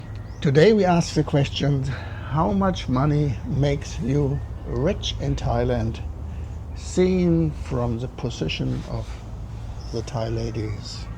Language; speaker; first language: English; non-native, fluent; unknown